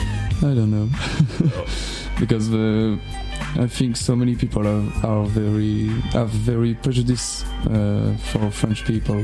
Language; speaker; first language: English; non-native, learner; French